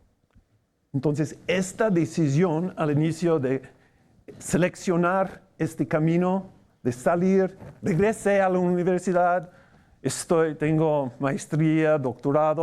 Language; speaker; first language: Spanish; non-native, fluent; English